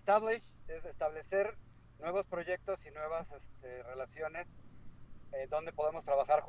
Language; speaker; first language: Spanish; native; Spanish